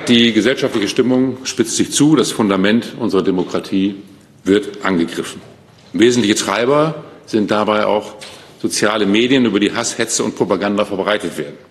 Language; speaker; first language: German; native; German